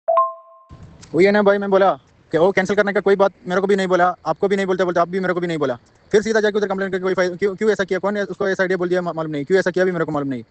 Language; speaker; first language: Hindi; non-native, learner; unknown